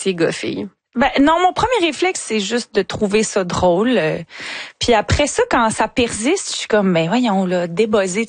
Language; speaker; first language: French; native; French